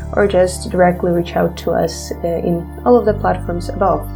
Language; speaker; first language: English; non-native, fluent; Ukrainian